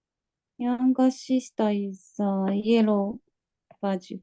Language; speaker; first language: English; non-native, learner; Japanese